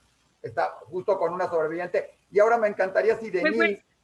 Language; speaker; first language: Spanish; native; Spanish